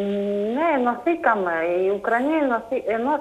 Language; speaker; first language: Greek; non-native, fluent; Russian